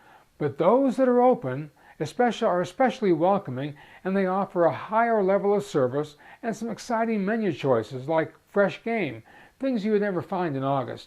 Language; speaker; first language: English; native; English